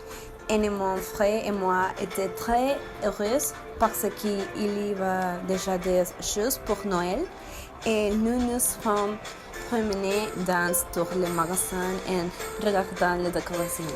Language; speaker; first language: French; non-native, learner; Spanish